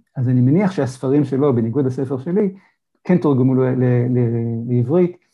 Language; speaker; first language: Hebrew; native; Hebrew